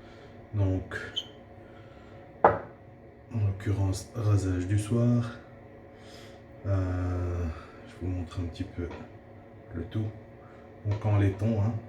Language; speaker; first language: French; native; French